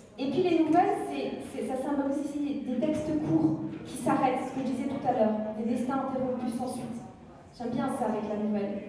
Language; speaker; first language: French; non-native, local second language; Kinyarwanda